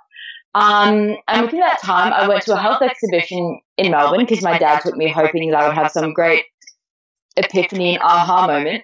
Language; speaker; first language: English; native; English